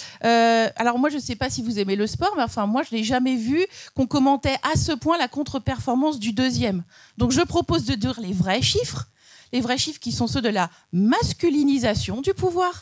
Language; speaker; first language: French; native; French